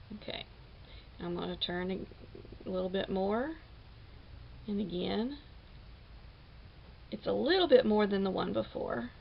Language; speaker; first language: English; native; English